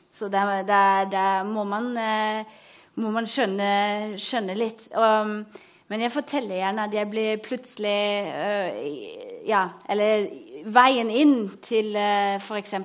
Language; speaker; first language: Norwegian; non-native, fluent; German